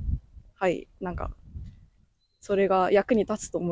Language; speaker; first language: Japanese; non-native, fluent; Korean